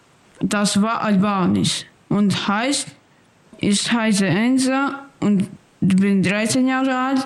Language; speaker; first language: German; early bilingual, other home language; Albanian